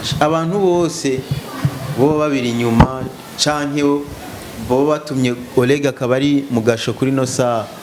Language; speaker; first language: Rundi; native; Rundi